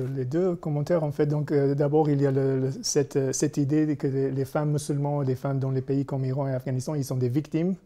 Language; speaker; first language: French; non-native, fluent; English